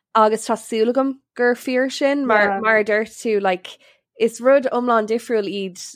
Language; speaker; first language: Irish; non-native, local second language; English